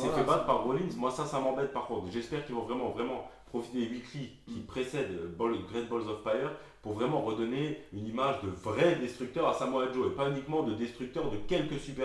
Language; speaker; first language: French; native; French